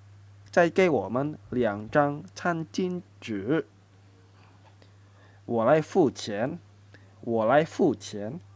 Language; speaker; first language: Chinese; non-native, fluent; Indonesian